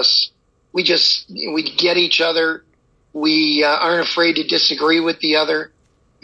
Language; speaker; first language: English; native; English